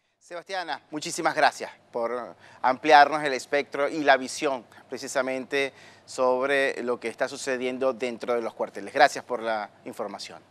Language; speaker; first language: Spanish; native; Spanish